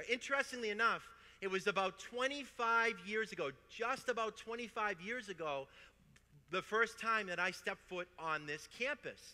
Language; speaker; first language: English; native; English